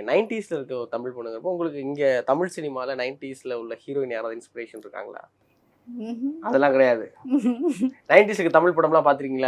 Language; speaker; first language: Tamil; native; Tamil